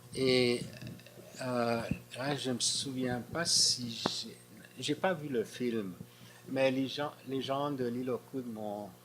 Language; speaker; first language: French; non-native, fluent; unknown